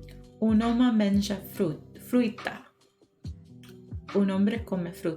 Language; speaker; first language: Spanish; non-native, learner; English